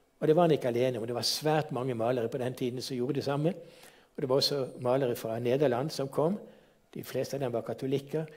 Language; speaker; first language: Norwegian; native; Norwegian